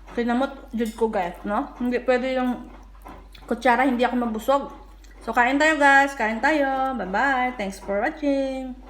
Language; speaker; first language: Filipino; non-native, local second language; Cebuano